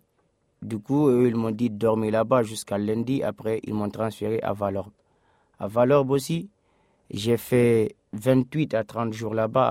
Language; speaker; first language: French; non-native, local second language; Fula